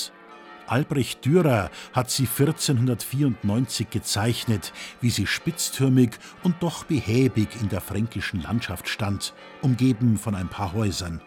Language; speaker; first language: German; native; German